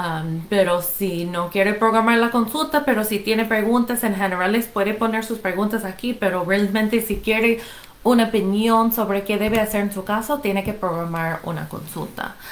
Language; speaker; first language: Spanish; non-native, fluent; English